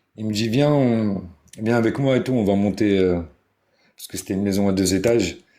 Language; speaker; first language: French; early bilingual, other home language; Arabic